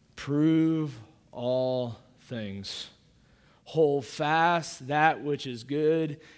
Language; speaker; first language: English; native; English